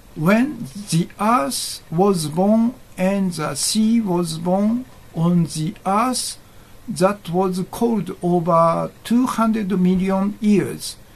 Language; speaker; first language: English; non-native, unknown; Japanese